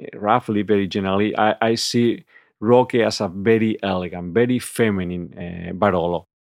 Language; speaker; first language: English; non-native, fluent; Catalan